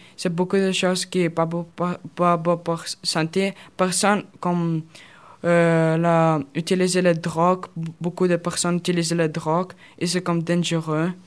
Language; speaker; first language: French; non-native, learner; Russian